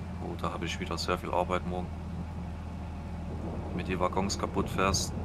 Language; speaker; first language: German; native; German